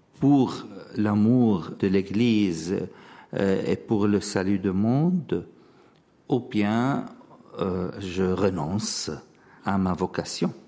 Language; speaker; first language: French; non-native, fluent; Arabic